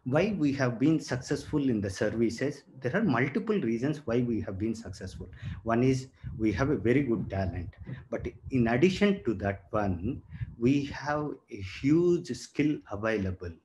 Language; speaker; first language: English; non-native, local second language; Telugu